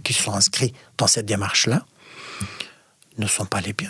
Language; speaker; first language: French; non-native, fluent; Arabic